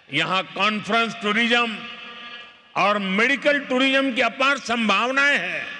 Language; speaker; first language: Hindi; non-native, local second language; Gujarati